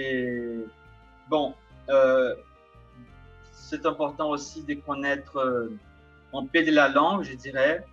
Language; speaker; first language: French; non-native, fluent; Portuguese